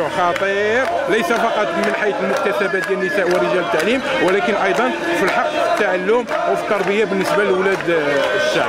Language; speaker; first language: Arabic; native; Arabic